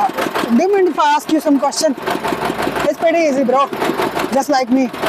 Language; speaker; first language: English; non-native, learner; Hindi